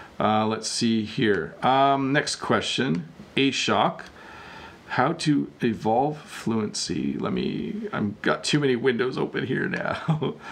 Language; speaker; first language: English; native; English